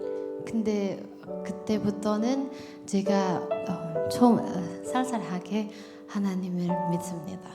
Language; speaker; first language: Korean; non-native, learner; Indonesian